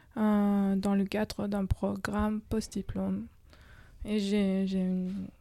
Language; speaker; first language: French; non-native, fluent; Georgian